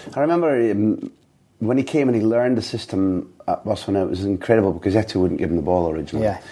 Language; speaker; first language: English; native; English